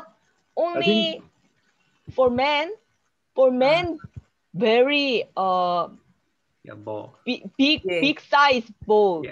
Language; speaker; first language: English; non-native, learner; Korean